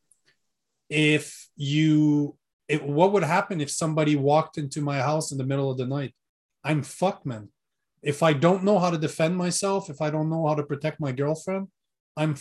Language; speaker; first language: English; non-native, fluent; French